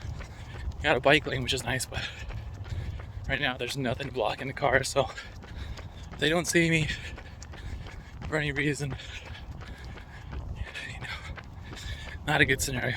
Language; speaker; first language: English; native; English